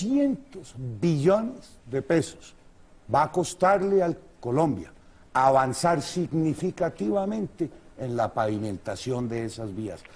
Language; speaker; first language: Spanish; native; Spanish